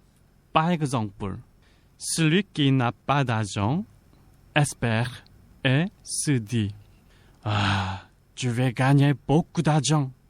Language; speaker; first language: French; non-native, fluent; Korean